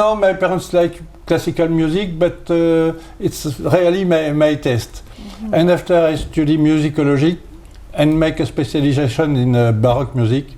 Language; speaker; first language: English; non-native, learner; French